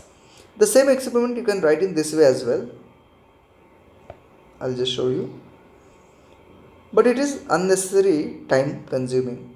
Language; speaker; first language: English; non-native, local second language; Hindi